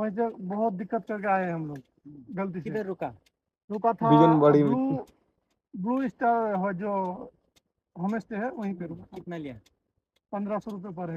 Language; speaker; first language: Hindi; non-native, local second language; Bangla